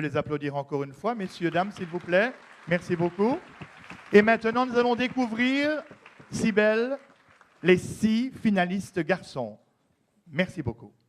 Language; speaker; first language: French; native; French